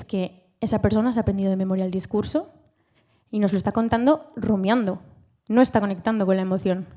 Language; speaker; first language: Spanish; native; Spanish